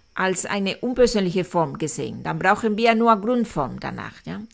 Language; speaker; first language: German; non-native, fluent; Spanish